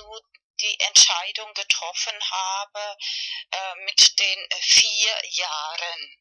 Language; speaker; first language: German; non-native, learner; Spanish